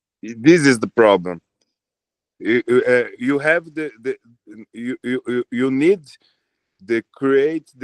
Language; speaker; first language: English; non-native, learner; Portuguese